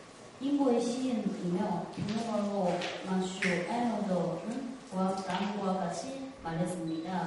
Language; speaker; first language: Korean; non-native, fluent; Chinese